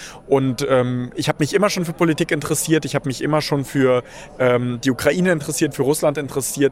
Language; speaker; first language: German; early bilingual, other home language; Russian